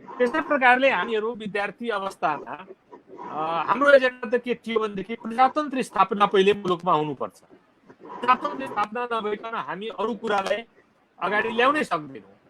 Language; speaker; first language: Nepali; non-native, local second language; Maithili